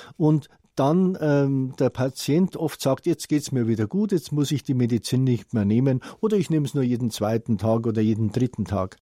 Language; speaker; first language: German; native; German